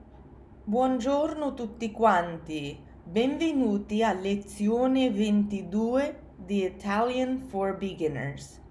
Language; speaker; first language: Italian; non-native, fluent; English